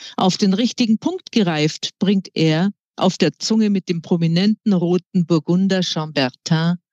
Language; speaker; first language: German; native; German